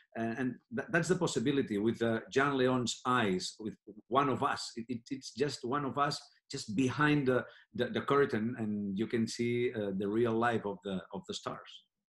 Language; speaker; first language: English; non-native, fluent; Catalan